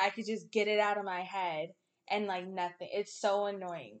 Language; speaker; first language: English; native; English